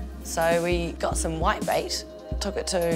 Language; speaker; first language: English; native; English